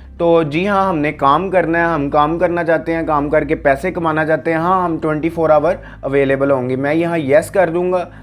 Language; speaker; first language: Urdu; native; Urdu